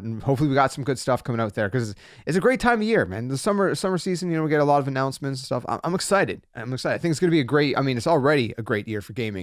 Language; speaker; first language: English; native; English